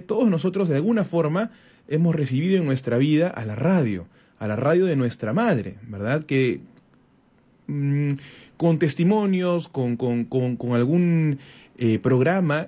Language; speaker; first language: Spanish; native; Spanish